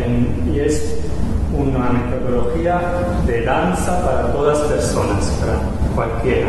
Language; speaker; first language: Spanish; non-native, fluent; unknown